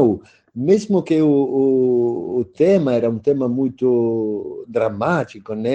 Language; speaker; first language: Portuguese; non-native, fluent; Italian